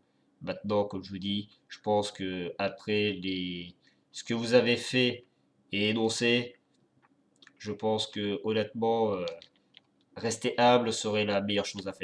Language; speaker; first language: French; native; French